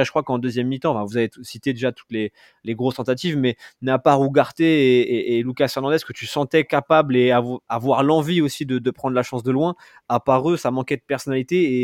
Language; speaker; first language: French; native; French